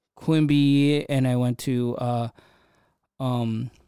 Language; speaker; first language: English; early bilingual, other home language; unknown